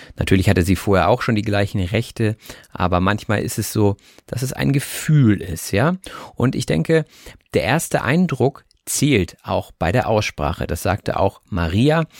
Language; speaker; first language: German; native; German